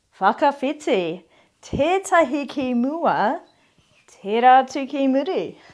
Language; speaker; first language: Māori; non-native, local second language; English